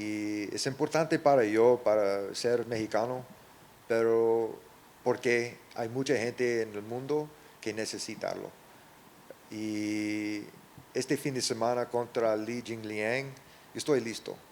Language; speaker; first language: Spanish; non-native, learner; English